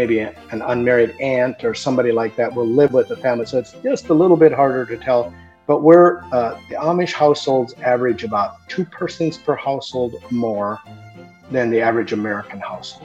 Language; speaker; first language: English; early bilingual, other home language; German